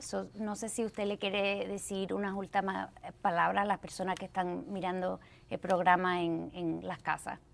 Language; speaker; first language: Spanish; early bilingual, heritage; Spanish